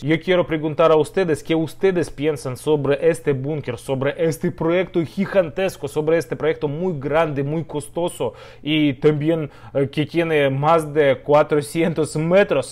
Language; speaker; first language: Spanish; non-native, learner; Russian